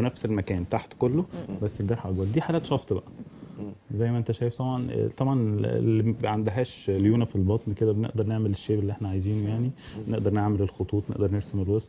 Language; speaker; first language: Arabic; native; Arabic